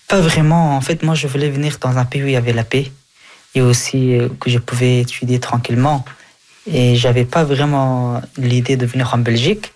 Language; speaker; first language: French; early bilingual, other home language; Persian